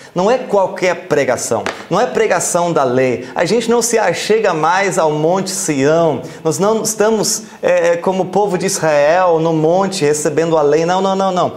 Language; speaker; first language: Portuguese; non-native, fluent; German